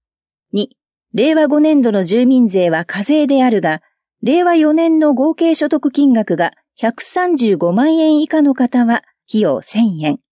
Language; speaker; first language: Japanese; native; Japanese